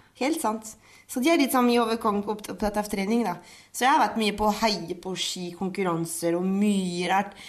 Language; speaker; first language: Norwegian; non-native, fluent; French